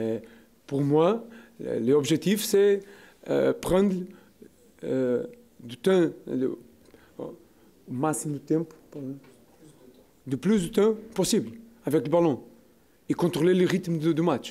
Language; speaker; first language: French; non-native, learner; Portuguese